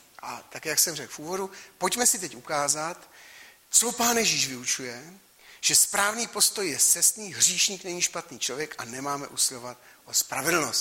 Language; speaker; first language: Czech; native; Czech